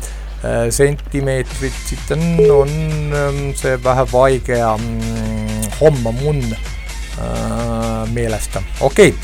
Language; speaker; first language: Finnish; non-native, learner; Estonian